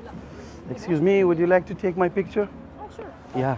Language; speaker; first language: English; non-native, learner; Persian